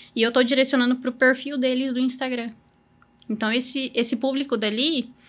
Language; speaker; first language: Portuguese; native; Portuguese